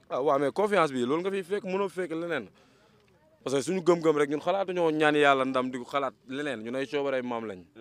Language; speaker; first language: Wolof; non-native, local second language; Fula